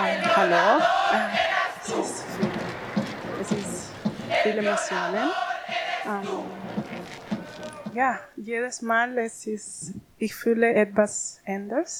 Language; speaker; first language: German; non-native, learner; Spanish